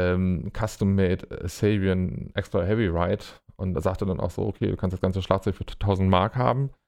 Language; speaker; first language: German; native; German